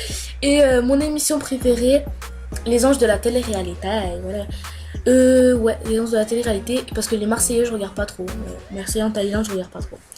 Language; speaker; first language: French; native; French